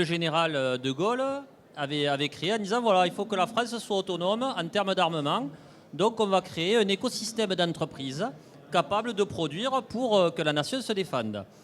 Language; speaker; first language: French; native; French